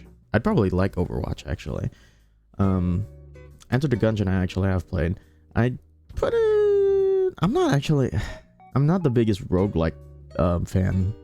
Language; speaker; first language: English; native; English